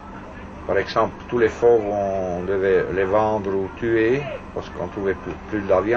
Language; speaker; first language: French; non-native, fluent; German